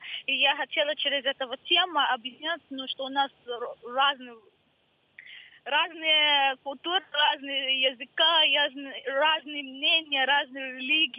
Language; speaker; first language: Ukrainian; non-native, learner; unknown